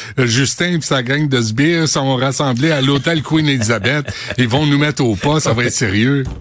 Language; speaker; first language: French; native; French